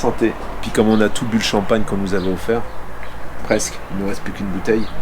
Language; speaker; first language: French; native; French